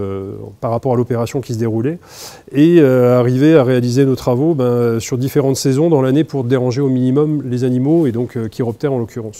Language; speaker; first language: French; native; French